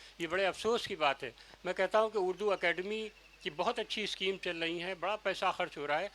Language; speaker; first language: Urdu; native; Urdu